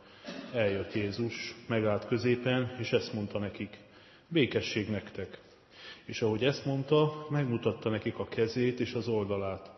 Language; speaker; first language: Hungarian; native; Hungarian